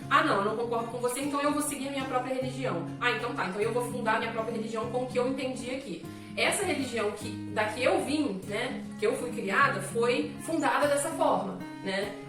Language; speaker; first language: Portuguese; native; Portuguese